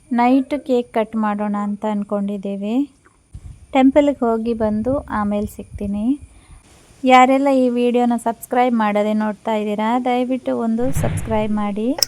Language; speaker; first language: Kannada; non-native, local second language; Tulu